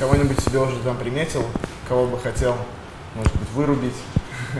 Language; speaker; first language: Russian; native; Russian